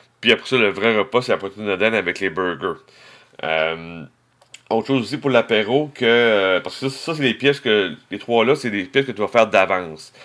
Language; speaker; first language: French; native; French